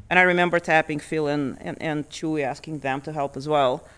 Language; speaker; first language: English; early bilingual, other home language; Russian